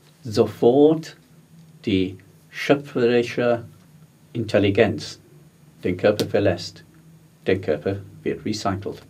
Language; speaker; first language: German; non-native, fluent; English